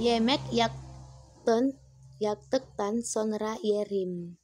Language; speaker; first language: Turkish; non-native, learner; Indonesian